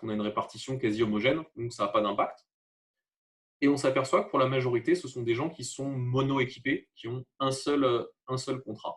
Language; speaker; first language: French; native; French